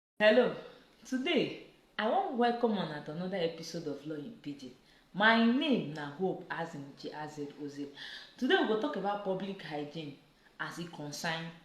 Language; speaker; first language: Nigerian Pidgin; native; Nigerian Pidgin